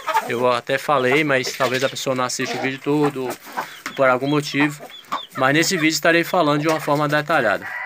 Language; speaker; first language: Portuguese; native; Portuguese